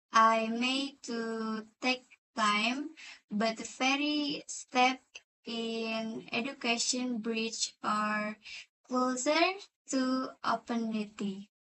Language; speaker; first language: English; non-native, learner; Indonesian